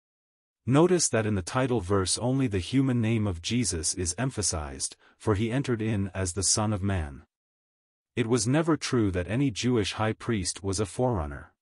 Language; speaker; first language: English; native; English